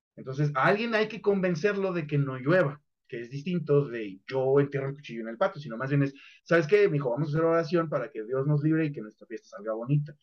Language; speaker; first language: Spanish; native; Spanish